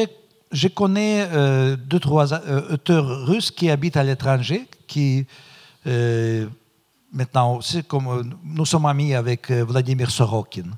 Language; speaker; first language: French; non-native, fluent; Russian